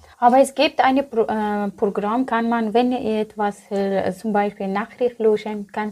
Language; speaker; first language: German; non-native, learner; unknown